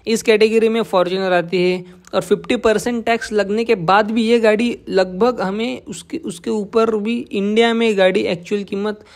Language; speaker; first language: Hindi; non-native, local second language; Marathi